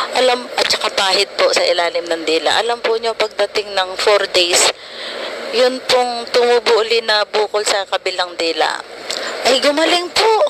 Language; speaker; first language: Filipino; native; Filipino